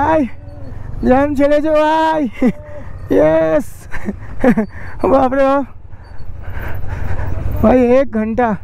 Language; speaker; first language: Hindi; non-native, local second language; Bangla